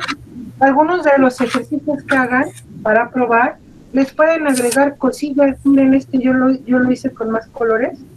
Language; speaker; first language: Spanish; native; Spanish